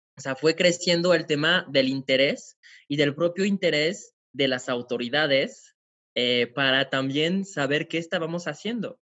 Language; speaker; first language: Spanish; non-native, fluent; French